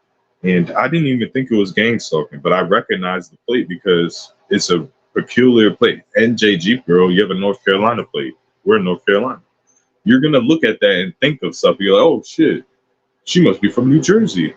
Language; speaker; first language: English; native; English